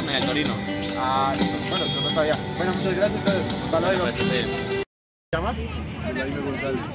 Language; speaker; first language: Spanish; non-native, fluent; French